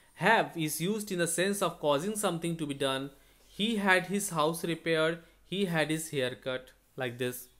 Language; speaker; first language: English; non-native, local second language; Bangla